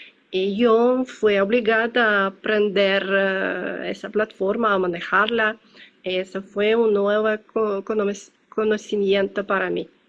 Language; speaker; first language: Spanish; non-native, learner; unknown